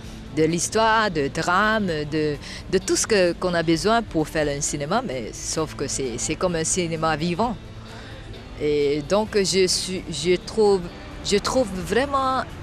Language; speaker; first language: French; non-native, fluent; Chinese